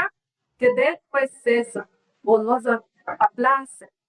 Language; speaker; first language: Spanish; non-native, learner; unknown